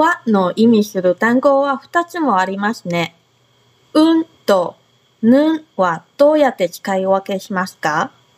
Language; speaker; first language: Japanese; non-native, fluent; Chinese